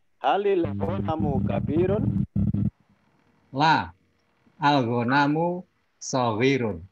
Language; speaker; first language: Arabic; non-native, learner; Indonesian